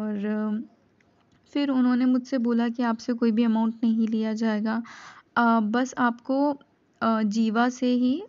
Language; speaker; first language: Hindi; native; Hindi